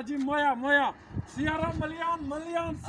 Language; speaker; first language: Arabic; non-native, learner; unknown